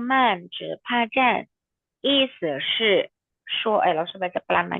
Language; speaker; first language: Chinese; non-native, fluent; Indonesian